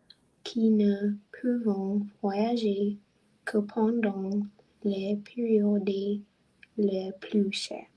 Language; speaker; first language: French; non-native, learner; English